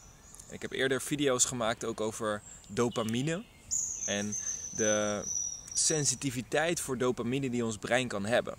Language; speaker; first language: Dutch; native; Dutch